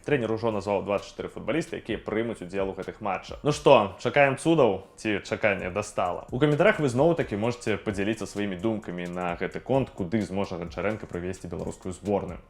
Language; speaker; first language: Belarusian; non-native, local second language; Russian